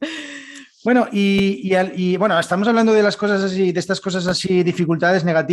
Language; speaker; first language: Spanish; native; Spanish